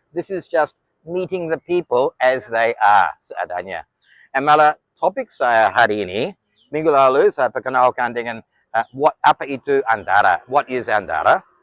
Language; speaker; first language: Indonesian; non-native, fluent; English